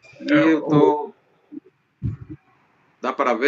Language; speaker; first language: Portuguese; non-native, local second language; Spanish